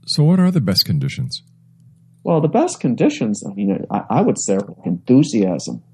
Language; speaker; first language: English; native; English